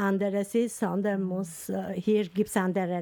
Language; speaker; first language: German; non-native, learner; Albanian